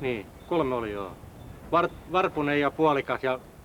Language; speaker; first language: Finnish; native; Finnish